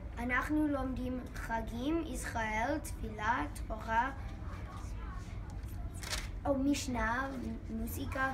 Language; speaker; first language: Hebrew; non-native, learner; English